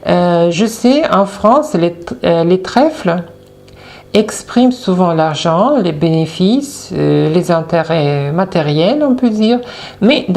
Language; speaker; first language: French; non-native, fluent; Russian